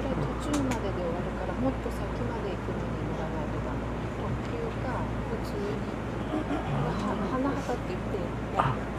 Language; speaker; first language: Japanese; native; Japanese